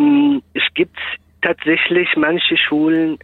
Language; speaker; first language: German; non-native, fluent; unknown